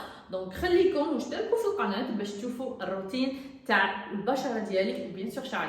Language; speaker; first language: Arabic; native; Arabic